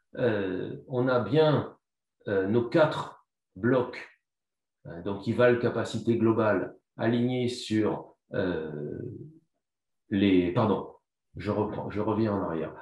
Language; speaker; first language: French; native; French